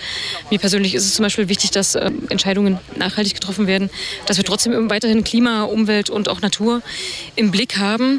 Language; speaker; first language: German; native; German